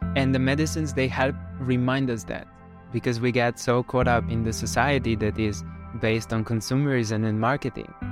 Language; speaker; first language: English; non-native, fluent; Slovenian